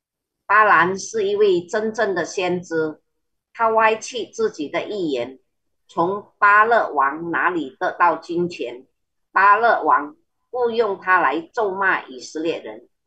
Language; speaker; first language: Chinese; early bilingual, heritage; Chinese